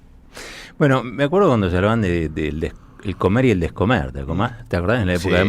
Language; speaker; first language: Spanish; native; Spanish